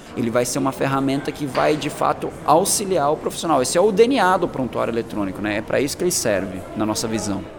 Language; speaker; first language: Portuguese; early bilingual, other home language; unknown